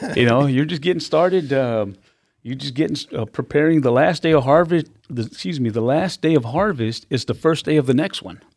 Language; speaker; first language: English; native; English